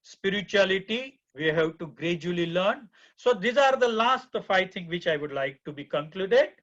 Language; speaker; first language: English; non-native, local second language; Gujarati